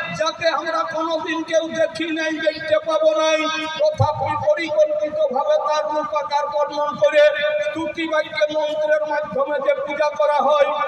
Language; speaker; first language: Bangla; non-native, local second language; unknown